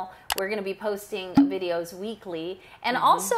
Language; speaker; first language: English; native; English